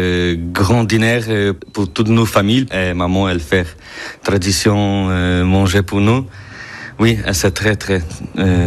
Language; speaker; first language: French; non-native, learner; Polish